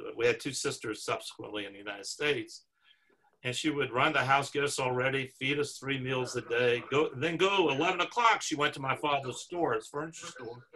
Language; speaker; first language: English; native; English